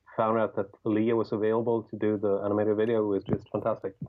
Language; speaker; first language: English; non-native, fluent; Swedish